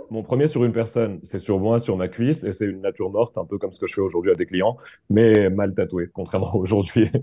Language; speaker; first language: French; non-native, local second language; Arabic